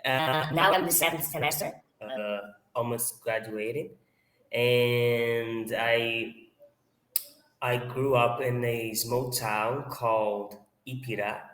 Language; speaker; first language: English; non-native, fluent; Portuguese